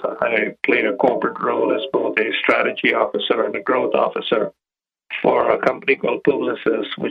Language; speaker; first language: English; non-native, local second language; Gujarati